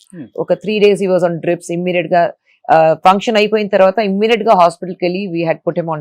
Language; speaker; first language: Telugu; non-native, fluent; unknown